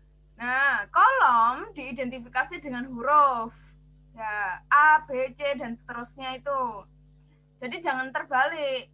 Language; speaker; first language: Indonesian; native; Indonesian